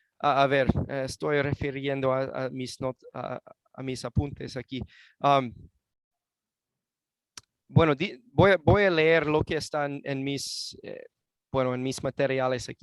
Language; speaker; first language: Spanish; non-native, fluent; English